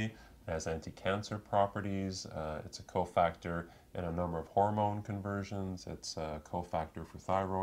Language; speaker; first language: English; native; English